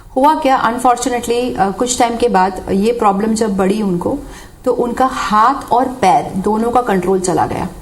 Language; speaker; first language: Hindi; native; Hindi